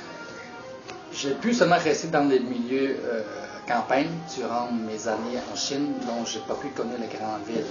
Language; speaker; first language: French; early bilingual, other home language; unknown